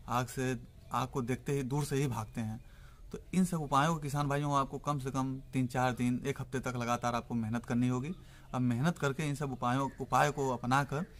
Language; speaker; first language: Hindi; native; Hindi